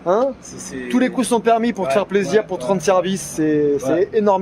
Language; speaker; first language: French; native; French